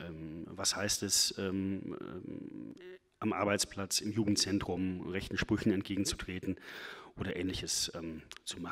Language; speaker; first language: German; native; German